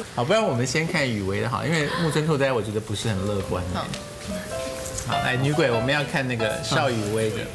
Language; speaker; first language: Chinese; native; Chinese